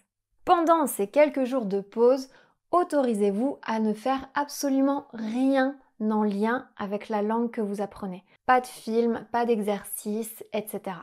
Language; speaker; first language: French; native; French